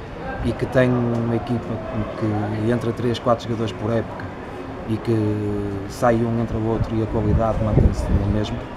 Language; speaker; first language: Portuguese; native; Portuguese